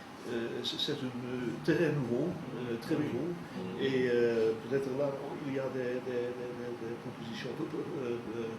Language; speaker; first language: French; non-native, fluent; Dutch